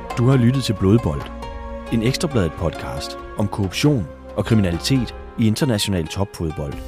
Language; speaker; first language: Danish; native; Danish